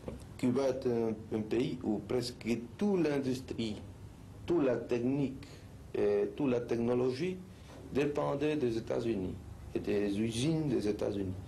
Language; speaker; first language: French; non-native, fluent; Spanish